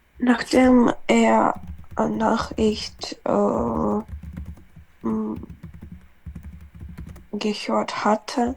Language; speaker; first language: German; non-native, learner; Ukrainian